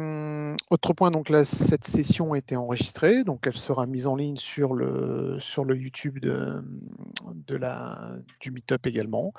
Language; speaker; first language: French; native; French